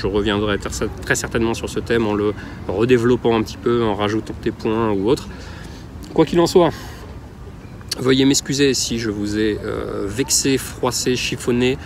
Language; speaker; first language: French; native; French